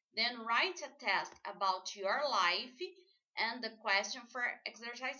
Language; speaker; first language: English; non-native, learner; Portuguese